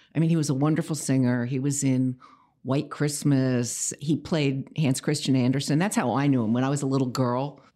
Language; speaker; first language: English; native; English